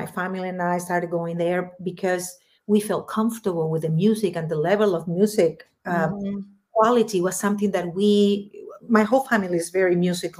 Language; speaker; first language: English; non-native, fluent; Spanish